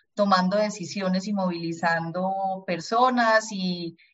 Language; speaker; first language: Spanish; early bilingual, other home language; German